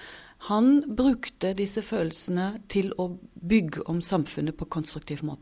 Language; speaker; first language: Norwegian; non-native, fluent; German